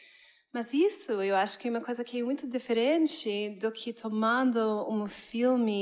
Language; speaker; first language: Portuguese; non-native, fluent; English